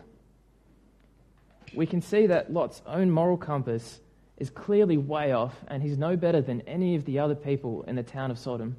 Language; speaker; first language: English; native; English